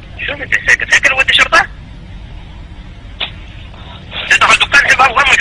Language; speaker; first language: Arabic; native; Arabic